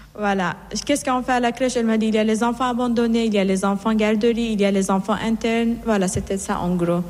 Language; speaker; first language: French; non-native, fluent; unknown